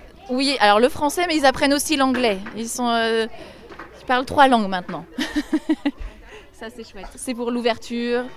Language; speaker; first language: French; native; French